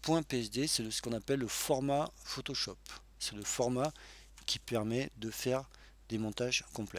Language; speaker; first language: French; native; French